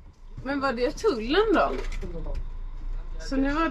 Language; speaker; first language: Swedish; native; Swedish